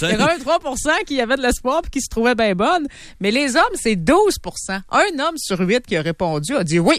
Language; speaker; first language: French; native; French